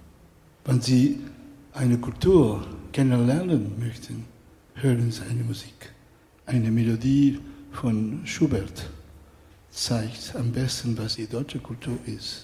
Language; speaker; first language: German; non-native, fluent; Spanish